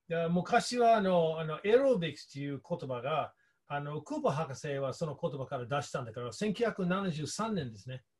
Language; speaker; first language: Japanese; non-native, fluent; English